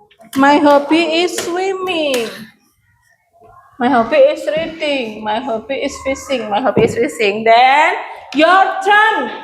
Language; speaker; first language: English; non-native, learner; Indonesian